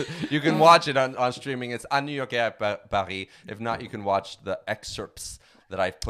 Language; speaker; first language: English; native; English